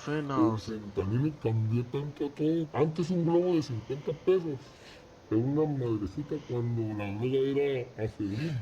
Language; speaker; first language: Spanish; native; Spanish